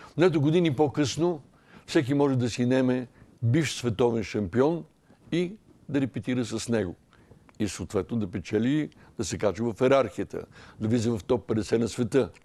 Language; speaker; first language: Bulgarian; native; Bulgarian